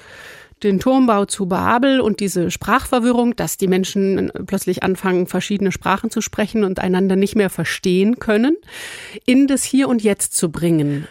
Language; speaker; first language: German; native; German